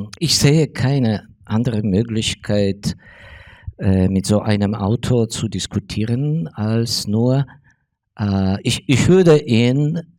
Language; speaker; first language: German; non-native, fluent; Ukrainian